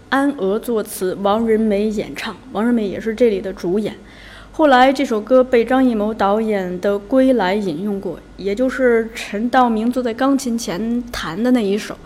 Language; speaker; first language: Chinese; native; Chinese